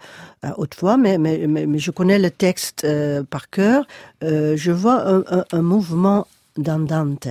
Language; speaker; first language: French; non-native, fluent; Dutch